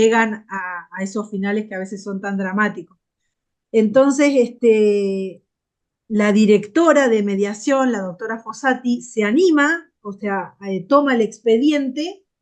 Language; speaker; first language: Spanish; native; Spanish